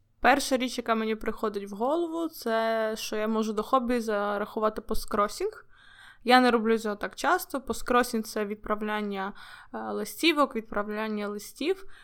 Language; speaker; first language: Ukrainian; native; Ukrainian